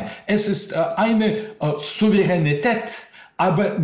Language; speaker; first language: German; non-native, learner; Russian